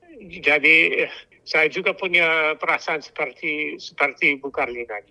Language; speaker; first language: Indonesian; non-native, fluent; English